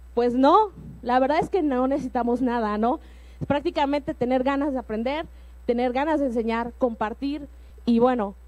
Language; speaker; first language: Spanish; native; Spanish